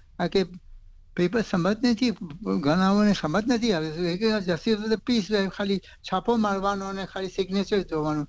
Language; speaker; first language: Gujarati; native; Gujarati